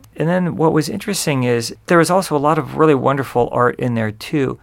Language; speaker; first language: English; native; English